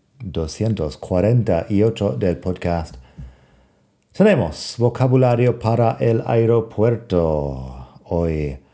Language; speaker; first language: Spanish; non-native, fluent; English